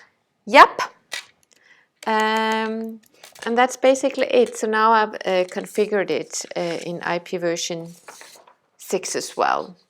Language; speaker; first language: English; non-native, fluent; Danish